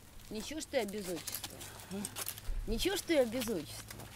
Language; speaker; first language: Russian; native; Russian